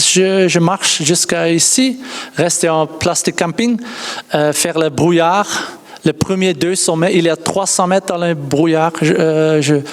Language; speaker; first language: French; non-native, learner; Dutch